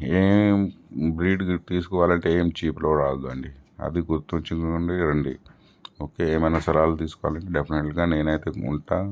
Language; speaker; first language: Telugu; non-native, local second language; Urdu